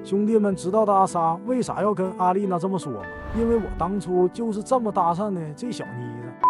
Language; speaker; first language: Chinese; native; Chinese